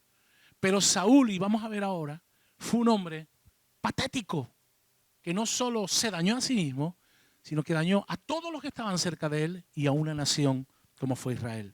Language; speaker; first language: Spanish; native; Spanish